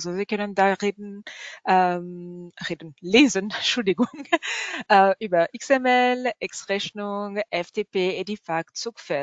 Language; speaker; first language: German; non-native, learner; French